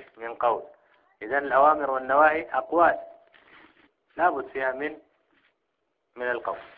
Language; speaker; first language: Arabic; native; Arabic